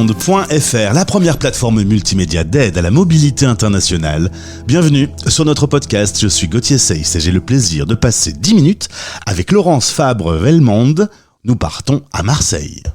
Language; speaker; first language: French; native; French